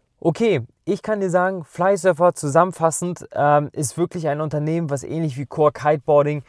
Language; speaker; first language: German; native; German